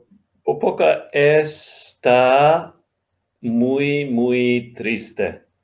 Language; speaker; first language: Spanish; non-native, learner; English